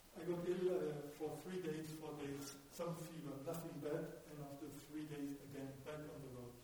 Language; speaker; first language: English; non-native, fluent; German